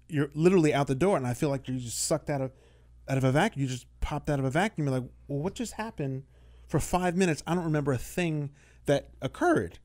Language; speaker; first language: English; native; English